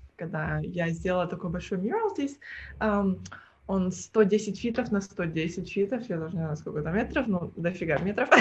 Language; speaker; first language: Russian; early bilingual, heritage; Russian